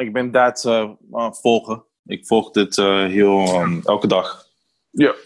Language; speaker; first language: Dutch; non-native, learner; Spanish